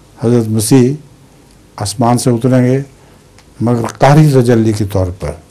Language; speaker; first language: Urdu; native; Urdu